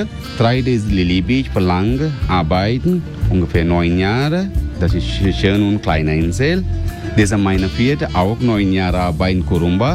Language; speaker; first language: German; non-native, learner; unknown